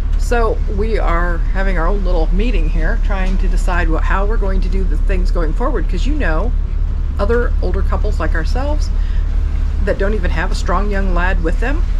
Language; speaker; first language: English; native; English